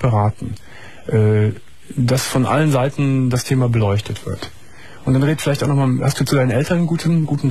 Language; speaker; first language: German; native; German